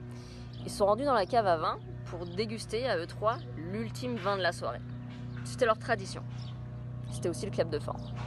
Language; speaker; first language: French; native; French